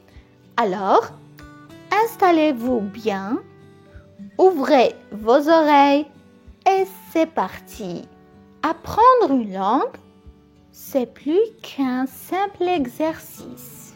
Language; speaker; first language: French; non-native, local second language; Arabic